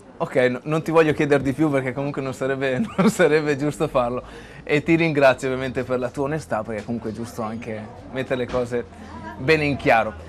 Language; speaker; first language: Italian; native; Italian